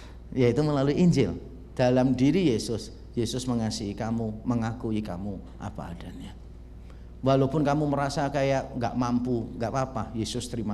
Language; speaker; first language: Indonesian; native; Indonesian